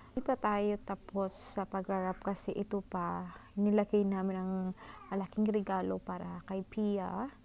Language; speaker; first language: Filipino; non-native, local second language; Cebuano